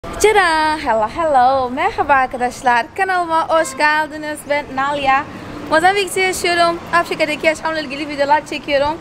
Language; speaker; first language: Turkish; non-native, fluent; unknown